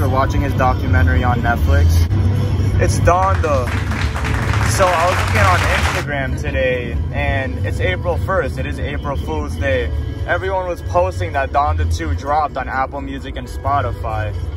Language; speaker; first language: English; native; English